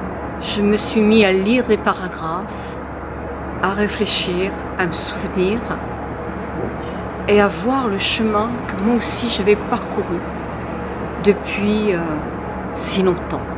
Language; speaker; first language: French; native; French